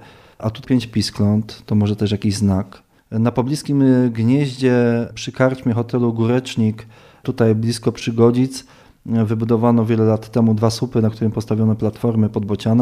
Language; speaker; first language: Polish; native; Polish